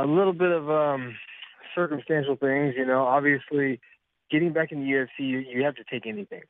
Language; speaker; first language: English; native; English